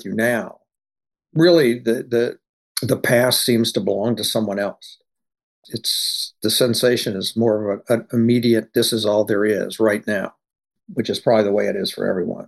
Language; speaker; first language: English; native; English